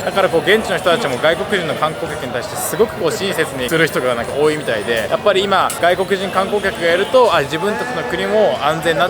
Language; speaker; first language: Japanese; native; Japanese